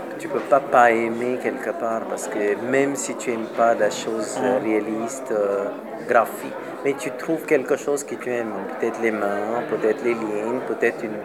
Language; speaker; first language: French; non-native, learner; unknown